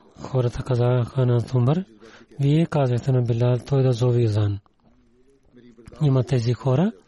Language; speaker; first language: Bulgarian; non-native, learner; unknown